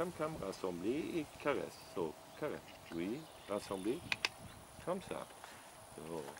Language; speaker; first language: French; non-native, learner; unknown